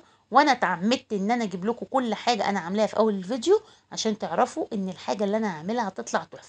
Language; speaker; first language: Arabic; native; Arabic